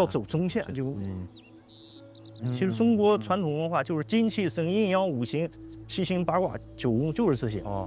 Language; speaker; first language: Chinese; native; Chinese